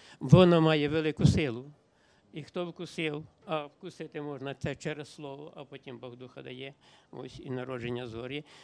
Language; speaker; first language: Ukrainian; native; Ukrainian